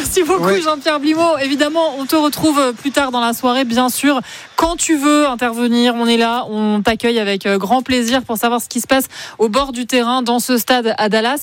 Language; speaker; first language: French; native; French